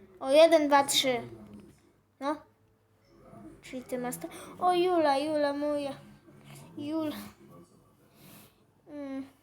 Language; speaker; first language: Polish; native; Polish